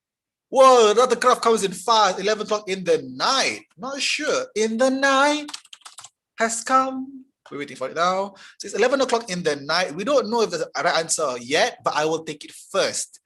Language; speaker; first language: English; non-native, local second language; Malay